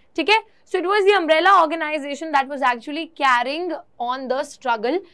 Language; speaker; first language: Hindi; native; Hindi